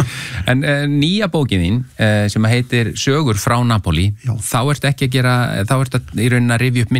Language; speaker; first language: Icelandic; native; Icelandic